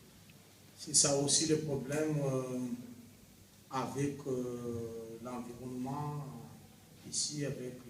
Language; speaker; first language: French; non-native, local second language; Malagasy